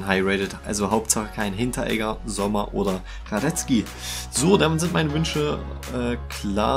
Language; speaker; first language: German; native; German